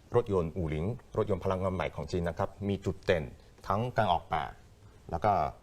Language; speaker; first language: Thai; non-native, fluent; Chinese